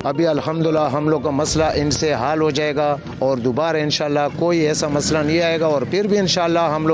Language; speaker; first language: Hindi; non-native, local second language; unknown